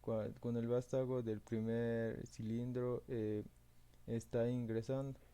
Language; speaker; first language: Spanish; native; Spanish